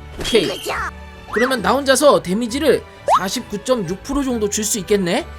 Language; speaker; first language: Korean; native; Korean